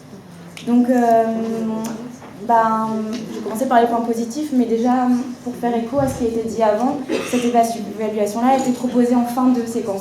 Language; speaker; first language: French; native; French